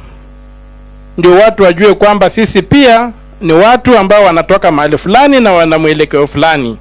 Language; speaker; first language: Swahili; non-native, local second language; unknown